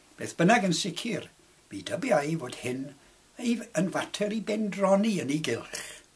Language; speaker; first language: Welsh; non-native, local second language; English